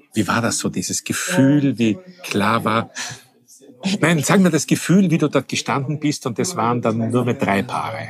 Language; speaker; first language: German; native; German